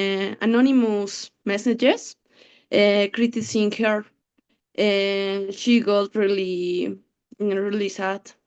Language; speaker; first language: English; non-native, learner; Spanish